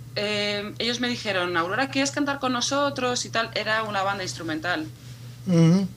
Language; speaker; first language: Spanish; native; Spanish